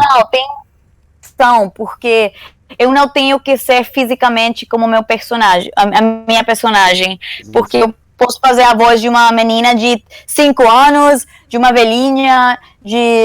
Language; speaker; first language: Portuguese; non-native, learner; Spanish